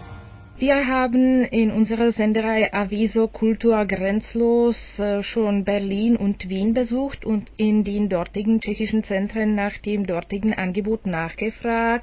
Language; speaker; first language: German; non-native, fluent; Czech